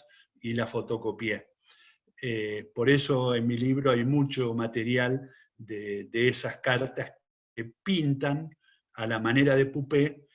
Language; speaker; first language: Spanish; native; Spanish